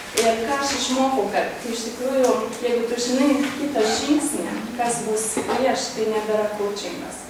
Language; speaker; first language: Lithuanian; non-native, fluent; Hungarian